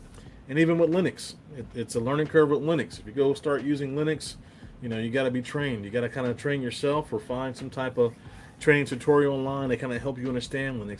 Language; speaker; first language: English; native; English